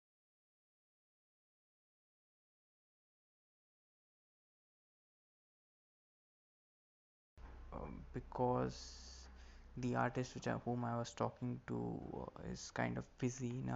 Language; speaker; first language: English; non-native, local second language; Marathi